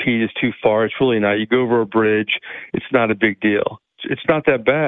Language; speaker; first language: English; native; English